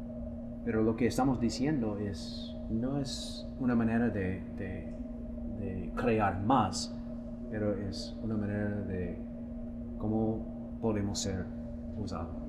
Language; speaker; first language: Spanish; non-native, fluent; English